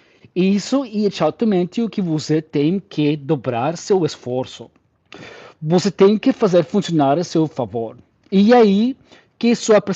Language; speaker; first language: Portuguese; non-native, learner; English